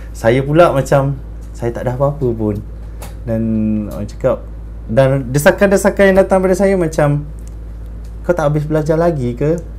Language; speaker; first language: Malay; native; Malay